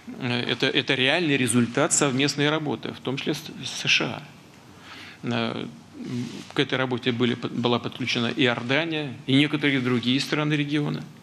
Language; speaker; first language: Russian; native; Russian